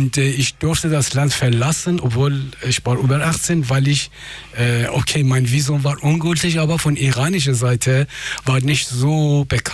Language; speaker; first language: German; non-native, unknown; Persian